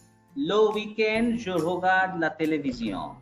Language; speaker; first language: French; non-native, fluent; Bangla